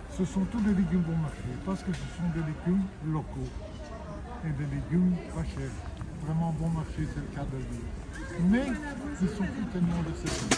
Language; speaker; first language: French; native; French